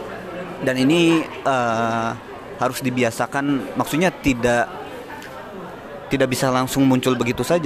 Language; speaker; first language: Indonesian; native; Indonesian